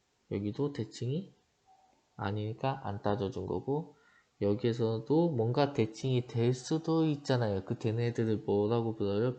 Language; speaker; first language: Korean; native; Korean